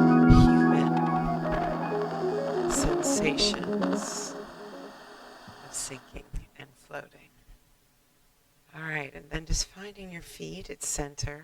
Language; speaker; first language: English; native; English